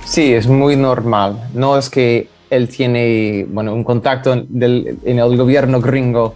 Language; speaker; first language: Spanish; non-native, fluent; English